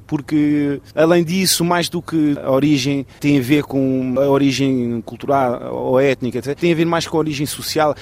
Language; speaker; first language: Portuguese; early bilingual, heritage; Portuguese